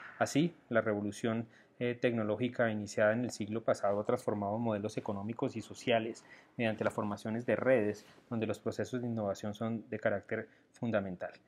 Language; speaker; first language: Spanish; native; Spanish